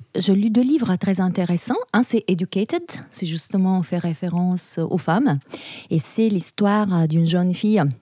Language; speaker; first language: French; non-native, fluent; Italian